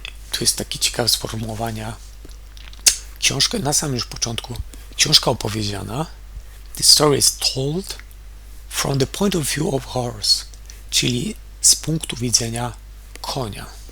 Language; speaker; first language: Polish; native; Polish